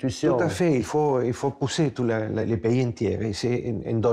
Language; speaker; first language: French; non-native, fluent; Spanish